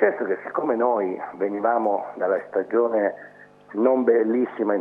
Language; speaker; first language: Italian; native; Italian